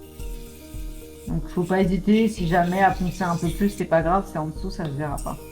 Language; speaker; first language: French; native; French